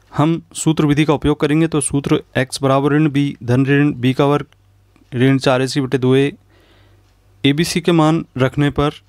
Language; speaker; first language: Hindi; native; Hindi